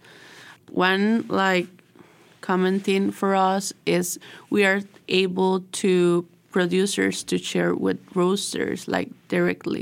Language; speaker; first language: English; non-native, learner; Spanish